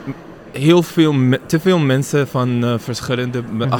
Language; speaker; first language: Dutch; non-native, learner; Arabic